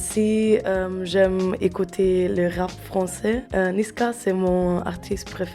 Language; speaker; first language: French; non-native, learner; German